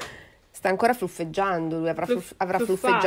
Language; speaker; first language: Italian; native; Italian